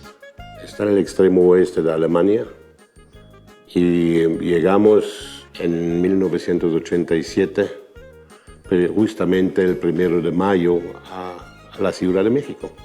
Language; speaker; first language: Spanish; non-native, fluent; German